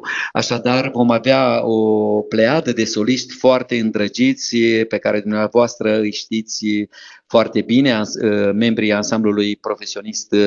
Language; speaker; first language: Romanian; native; Romanian